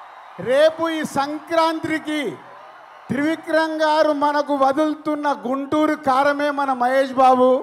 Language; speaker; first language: Telugu; native; Telugu